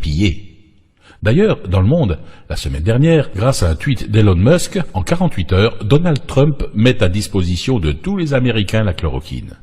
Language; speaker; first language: French; native; French